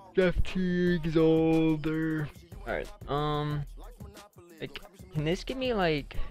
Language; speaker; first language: English; native; English